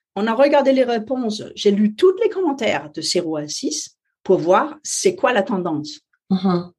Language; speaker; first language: French; non-native, fluent; Danish